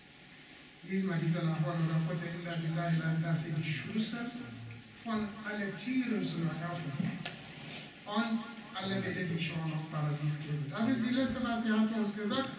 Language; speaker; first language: German; non-native, learner; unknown